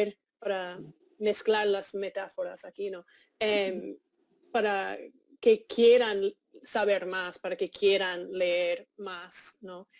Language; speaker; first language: Spanish; non-native, fluent; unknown